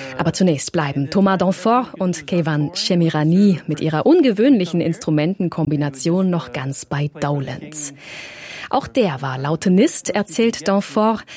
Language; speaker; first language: German; native; German